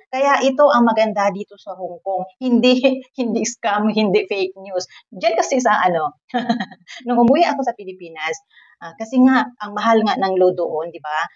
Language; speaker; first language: Filipino; native; Filipino